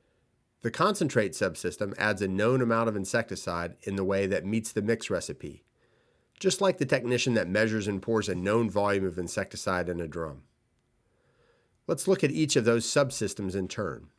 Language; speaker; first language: English; native; English